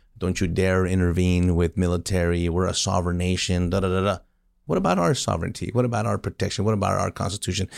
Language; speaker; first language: English; early bilingual, other home language; Spanish